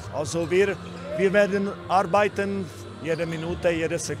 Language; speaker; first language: German; non-native, fluent; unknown